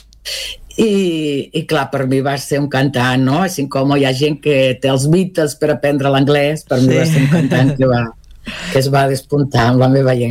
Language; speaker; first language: Catalan; non-native, local second language; Spanish